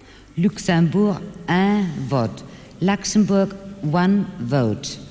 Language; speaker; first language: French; non-native, fluent; German